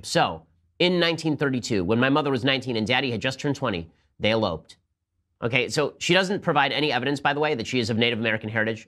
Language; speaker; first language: English; native; English